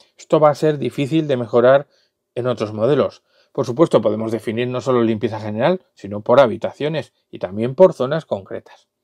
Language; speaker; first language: Spanish; native; Spanish